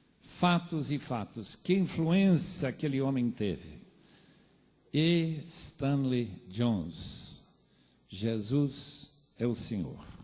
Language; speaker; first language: Portuguese; non-native, fluent; English